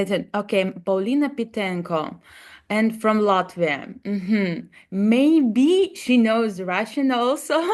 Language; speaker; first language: English; non-native, learner; Russian